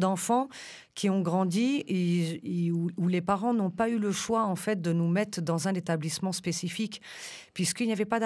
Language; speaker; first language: French; early bilingual, other home language; Romanian